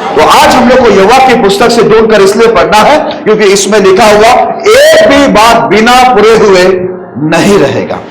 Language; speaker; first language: Hindi; non-native, local second language; Marathi